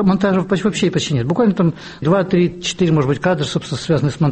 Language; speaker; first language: Russian; native; Russian